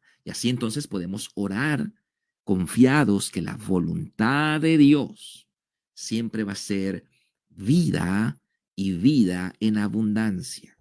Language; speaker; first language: Spanish; native; Spanish